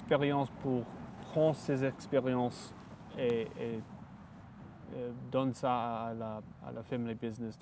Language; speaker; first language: French; non-native, local second language; English